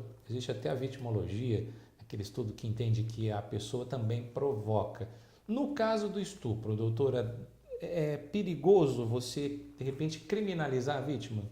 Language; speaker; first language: Portuguese; native; Portuguese